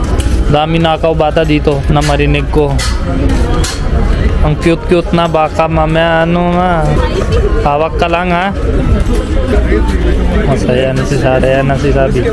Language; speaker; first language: Filipino; non-native, learner; Hindi